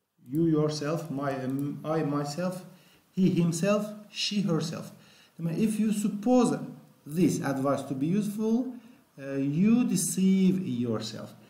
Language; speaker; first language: English; non-native, fluent; Azerbaijani